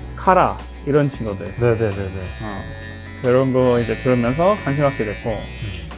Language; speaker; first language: Korean; non-native, fluent; English